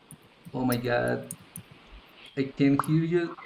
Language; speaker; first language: English; non-native, learner; Spanish